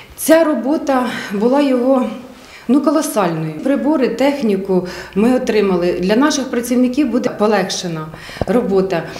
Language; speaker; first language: Ukrainian; native; Ukrainian